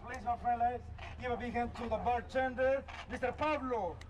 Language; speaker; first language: English; non-native, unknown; Spanish